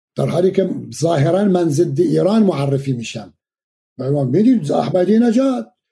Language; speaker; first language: Persian; non-native, fluent; Arabic